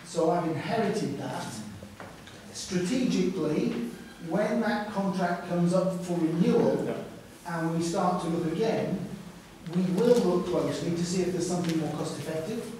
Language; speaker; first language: English; native; English